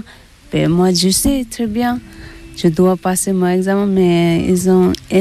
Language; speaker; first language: French; non-native, learner; Tibetan